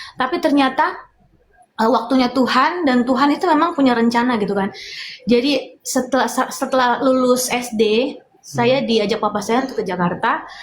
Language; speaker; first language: Indonesian; native; Indonesian